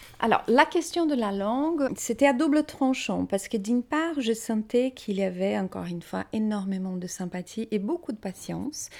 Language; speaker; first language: French; non-native, fluent; Portuguese